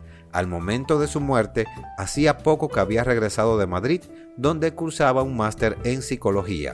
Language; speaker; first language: Spanish; native; Spanish